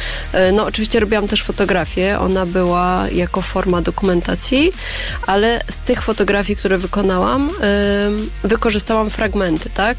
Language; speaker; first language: Polish; native; Polish